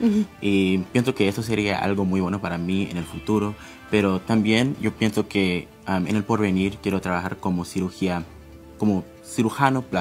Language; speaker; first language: Spanish; non-native, fluent; English